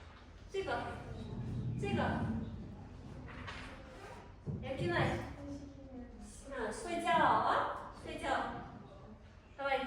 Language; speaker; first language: Chinese; non-native, fluent; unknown